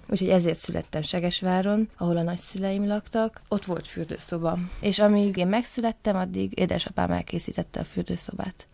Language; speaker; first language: Hungarian; native; Hungarian